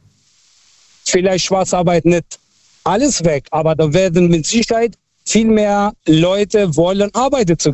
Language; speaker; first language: German; non-native, fluent; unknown